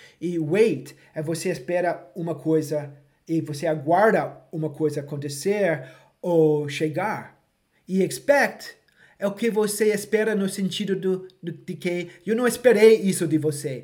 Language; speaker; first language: Portuguese; non-native, fluent; English